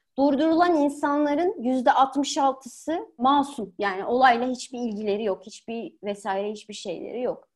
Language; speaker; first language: Turkish; native; Turkish